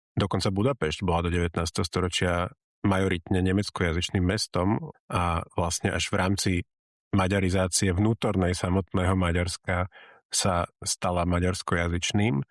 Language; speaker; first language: Slovak; native; Slovak